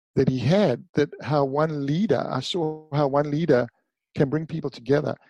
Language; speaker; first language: English; native; English